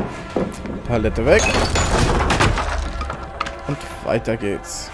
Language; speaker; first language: German; native; German